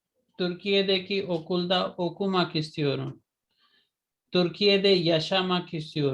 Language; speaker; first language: Turkish; non-native, fluent; Urdu